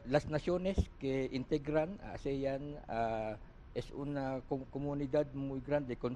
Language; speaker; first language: Spanish; non-native, learner; Filipino